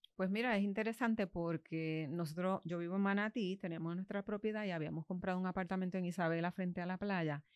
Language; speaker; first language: Spanish; native; Spanish